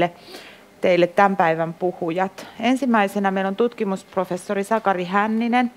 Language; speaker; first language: Finnish; native; Finnish